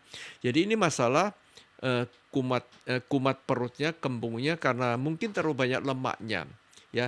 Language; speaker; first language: Indonesian; native; Indonesian